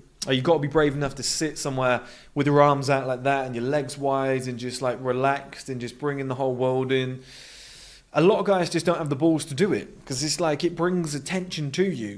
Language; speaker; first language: English; native; English